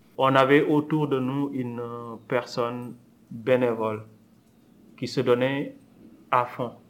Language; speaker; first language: French; non-native, local second language; Wolof